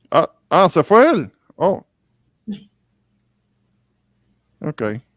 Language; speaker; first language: Spanish; early bilingual, heritage; English